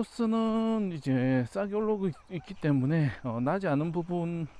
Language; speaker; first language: Korean; native; Korean